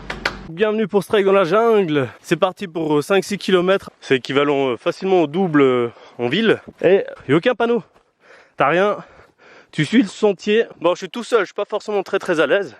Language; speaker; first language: French; native; French